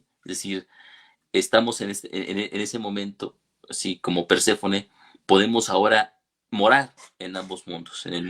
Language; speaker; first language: Spanish; native; Spanish